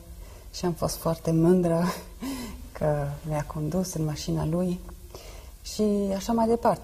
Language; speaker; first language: Romanian; non-native, fluent; French